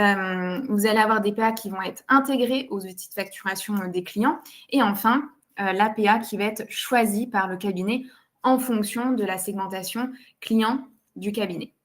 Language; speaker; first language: French; native; French